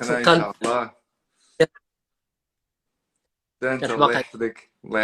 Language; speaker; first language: Arabic; native; Arabic